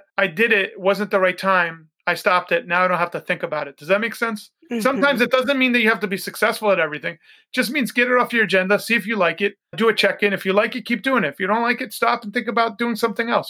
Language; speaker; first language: English; native; English